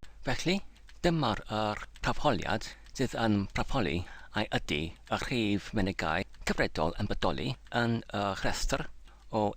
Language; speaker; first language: Welsh; non-native, learner; English